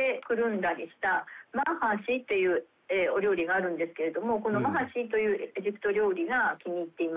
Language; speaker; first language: Japanese; native; Japanese